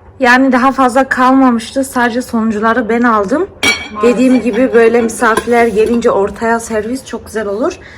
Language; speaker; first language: Turkish; early bilingual, heritage; Turkish